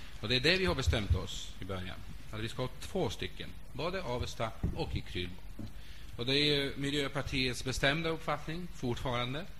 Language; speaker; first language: Swedish; non-native, fluent; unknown